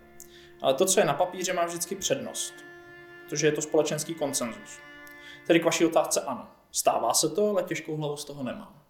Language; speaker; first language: Czech; native; Czech